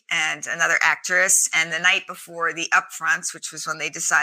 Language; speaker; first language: English; native; English